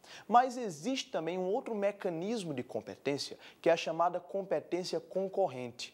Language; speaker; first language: Portuguese; native; Portuguese